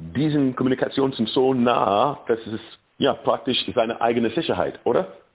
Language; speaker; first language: German; non-native, fluent; English